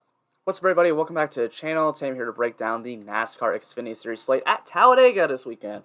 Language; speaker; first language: English; native; English